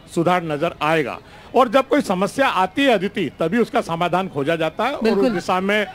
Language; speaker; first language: Hindi; native; Hindi